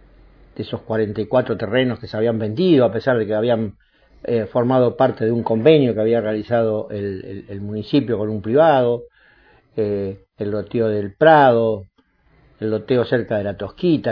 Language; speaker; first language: Spanish; native; Spanish